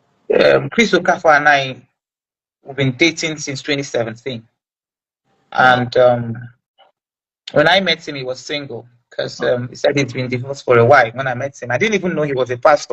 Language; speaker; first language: English; non-native, local second language; Igbo